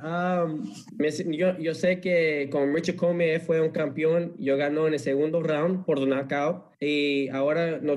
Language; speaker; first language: Spanish; early bilingual, heritage; English